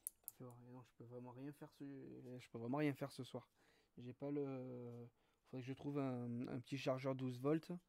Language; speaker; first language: French; native; French